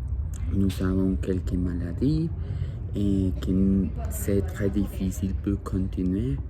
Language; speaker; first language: French; non-native, learner; Spanish